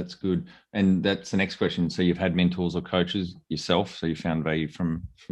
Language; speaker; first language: English; native; English